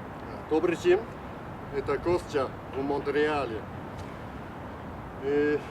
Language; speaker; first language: Russian; non-native, learner; Chinese